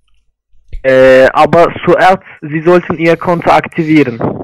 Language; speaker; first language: German; non-native, learner; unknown